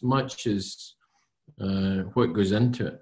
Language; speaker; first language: English; native; English